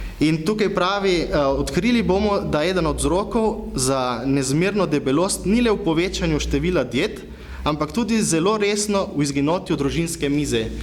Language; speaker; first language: Slovenian; native; Slovenian